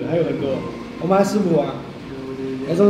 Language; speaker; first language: Chinese; native; Chinese